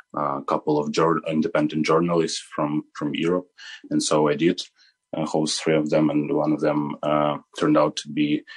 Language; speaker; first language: English; non-native, fluent; Ukrainian